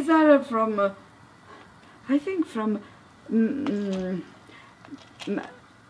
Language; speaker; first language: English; non-native, learner; Italian